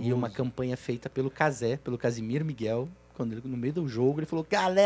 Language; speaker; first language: Portuguese; native; Portuguese